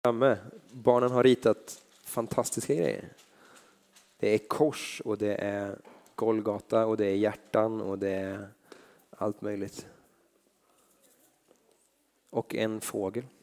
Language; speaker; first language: Swedish; native; Swedish